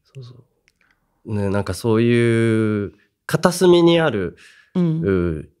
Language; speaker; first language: Japanese; native; Japanese